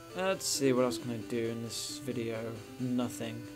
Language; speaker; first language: English; native; English